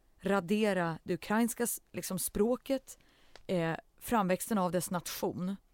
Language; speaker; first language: Swedish; early bilingual, other home language; Central Kurdish